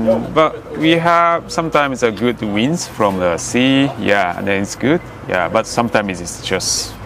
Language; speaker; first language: English; non-native, learner; Japanese